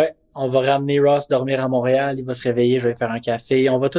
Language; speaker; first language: French; native; French